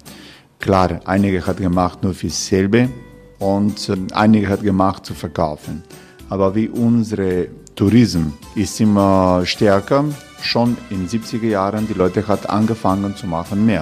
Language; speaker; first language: German; non-native, learner; Croatian